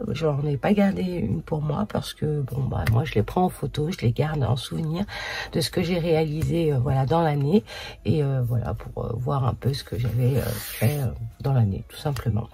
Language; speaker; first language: French; native; French